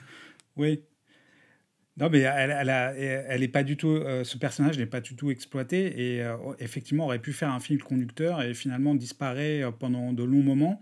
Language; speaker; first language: French; native; French